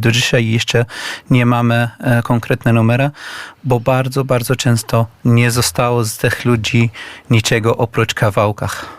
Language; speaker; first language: Polish; non-native, learner; Arabic